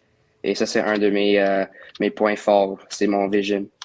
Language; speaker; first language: French; non-native, local second language; English